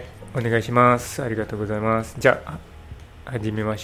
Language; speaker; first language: Japanese; non-native, learner; English